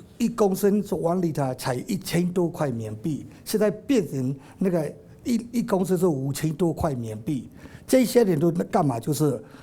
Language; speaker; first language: Chinese; non-native, fluent; Burmese